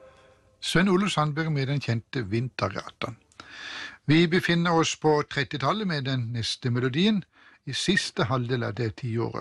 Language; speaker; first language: Norwegian; native; Norwegian